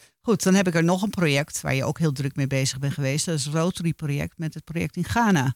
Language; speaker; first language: Dutch; native; Dutch